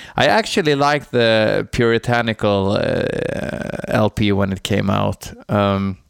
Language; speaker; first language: English; non-native, fluent; Swedish